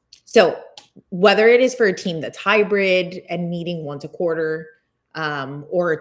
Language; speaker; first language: English; native; English